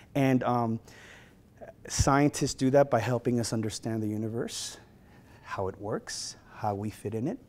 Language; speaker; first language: English; native; English